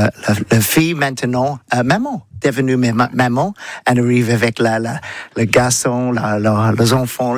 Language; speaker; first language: French; non-native, learner; English